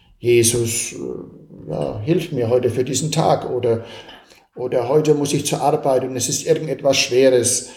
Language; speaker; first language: German; native; German